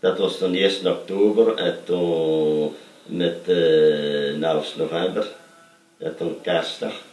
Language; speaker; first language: Dutch; early bilingual, other home language; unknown